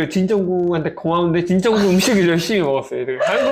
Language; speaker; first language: Korean; native; Korean